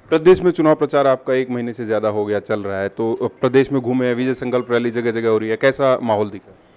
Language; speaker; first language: Hindi; native; Hindi